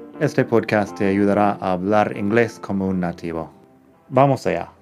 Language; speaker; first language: Spanish; non-native, fluent; English